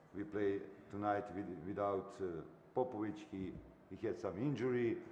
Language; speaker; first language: English; non-native, fluent; Bulgarian